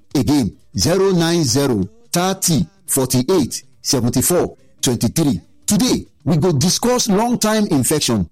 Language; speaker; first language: Nigerian Pidgin; non-native, local second language; Yoruba